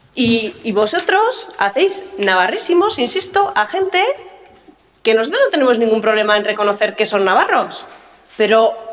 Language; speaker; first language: Spanish; native; Spanish